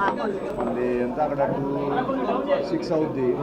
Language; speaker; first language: Telugu; native; Telugu